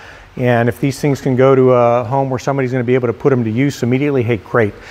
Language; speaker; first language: English; native; English